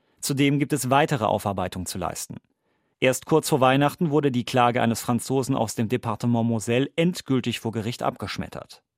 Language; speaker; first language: German; native; German